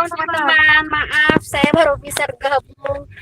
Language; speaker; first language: Malay; native; Malay